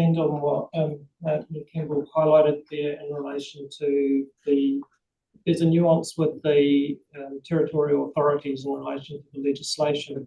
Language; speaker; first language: English; native; English